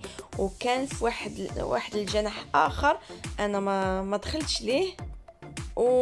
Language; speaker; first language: Arabic; native; Arabic